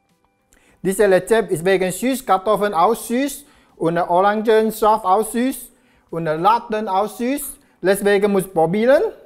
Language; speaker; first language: German; non-native, learner; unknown